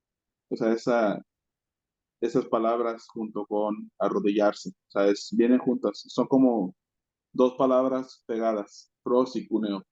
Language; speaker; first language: Spanish; native; Spanish